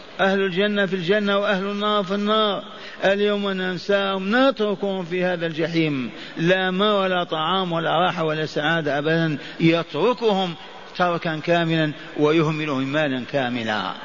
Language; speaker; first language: Arabic; native; Arabic